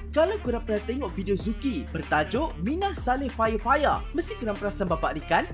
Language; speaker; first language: Malay; native; Malay